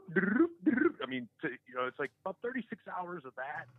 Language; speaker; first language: English; native; English